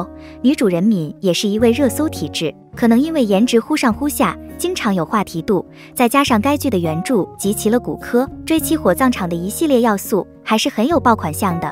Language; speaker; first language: Chinese; native; Chinese